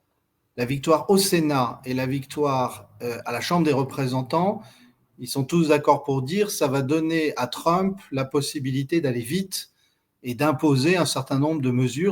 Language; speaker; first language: French; native; French